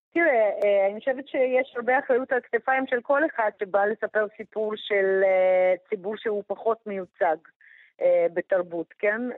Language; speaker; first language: Hebrew; non-native, fluent; Russian